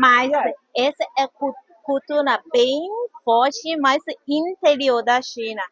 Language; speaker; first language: Portuguese; non-native, fluent; Chinese